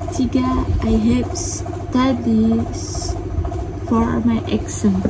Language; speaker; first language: English; non-native, learner; Indonesian